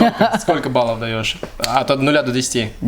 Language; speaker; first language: Russian; native; Russian